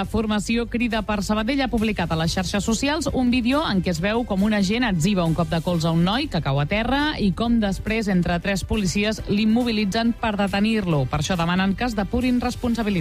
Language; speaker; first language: Catalan; native; Catalan